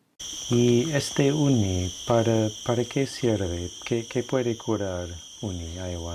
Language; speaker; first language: Spanish; non-native, fluent; English